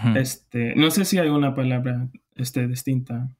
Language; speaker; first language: Spanish; non-native, fluent; English